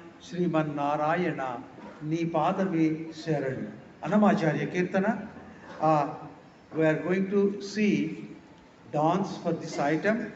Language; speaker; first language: English; non-native, local second language; Telugu